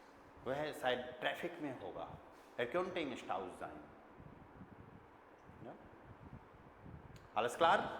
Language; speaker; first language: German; non-native, fluent; Hindi